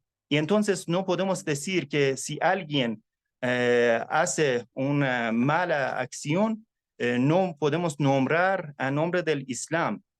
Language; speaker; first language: Spanish; non-native, fluent; Persian